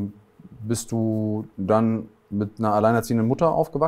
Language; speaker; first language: German; native; German